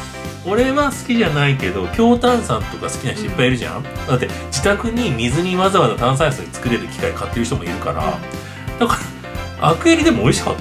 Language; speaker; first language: Japanese; native; Japanese